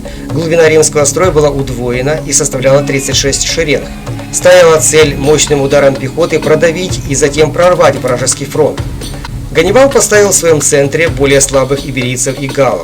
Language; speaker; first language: Russian; native; Russian